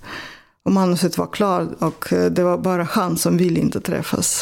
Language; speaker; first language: Swedish; non-native, fluent; Russian